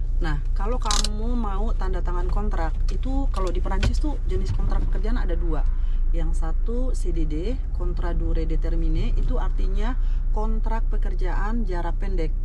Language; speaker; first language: Indonesian; native; Indonesian